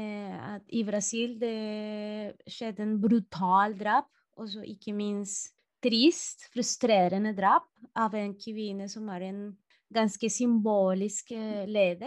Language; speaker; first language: Norwegian; non-native, fluent; Spanish